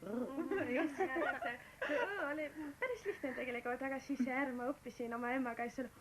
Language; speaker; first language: Estonian; non-native, learner; German